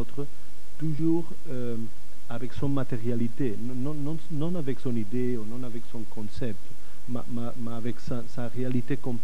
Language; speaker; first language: French; non-native, fluent; Catalan